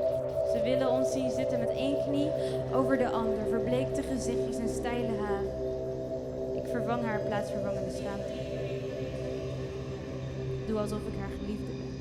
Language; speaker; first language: Dutch; early bilingual, other home language; Kinyarwanda